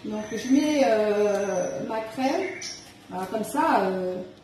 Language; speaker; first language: French; non-native, local second language; Arabic